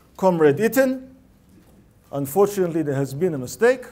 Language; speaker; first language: English; early bilingual, other home language; Russian